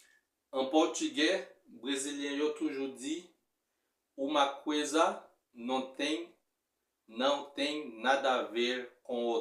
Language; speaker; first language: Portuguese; non-native, fluent; Haitian Creole